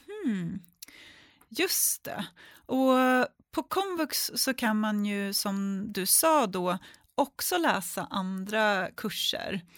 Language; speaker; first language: Swedish; native; Swedish